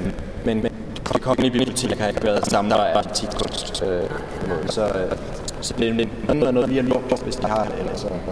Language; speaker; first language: Danish; native; Danish